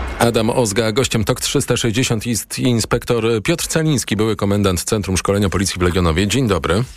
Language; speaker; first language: Polish; native; Polish